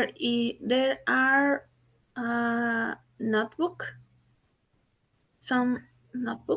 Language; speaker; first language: English; non-native, learner; Spanish